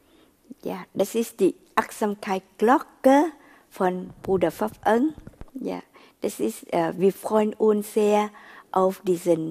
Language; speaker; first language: German; non-native, fluent; Vietnamese